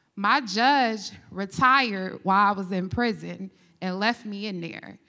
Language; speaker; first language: English; native; English